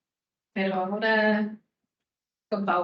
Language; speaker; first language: Spanish; non-native, fluent; German